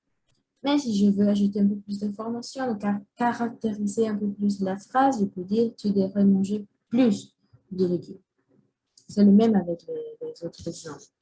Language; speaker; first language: French; non-native, learner; Spanish